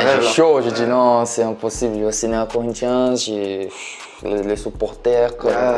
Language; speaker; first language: French; non-native, learner; Portuguese